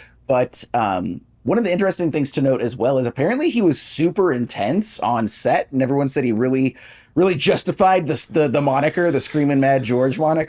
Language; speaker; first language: English; native; English